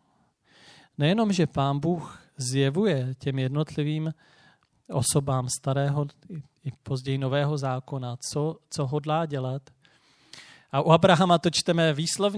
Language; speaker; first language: Czech; native; Czech